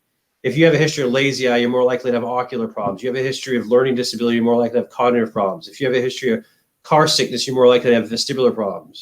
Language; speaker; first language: English; native; English